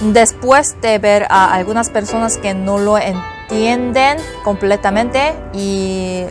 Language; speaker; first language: Spanish; non-native, fluent; Korean